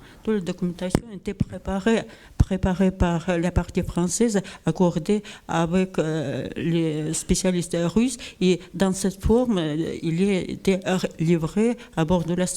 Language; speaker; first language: French; non-native, learner; Russian